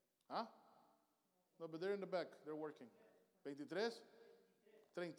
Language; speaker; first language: English; early bilingual, other home language; Spanish